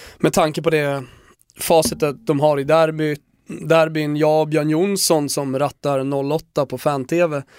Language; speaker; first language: Swedish; native; Swedish